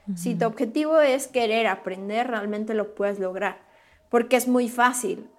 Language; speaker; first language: Spanish; native; Spanish